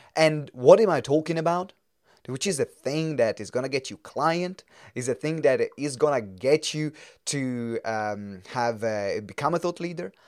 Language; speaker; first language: English; non-native, fluent; Italian